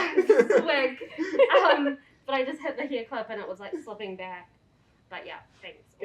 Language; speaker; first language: English; native; English